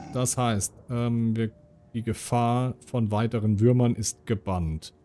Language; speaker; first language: German; native; German